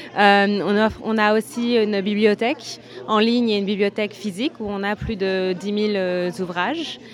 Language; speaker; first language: French; native; French